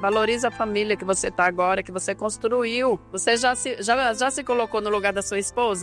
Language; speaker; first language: Portuguese; native; Portuguese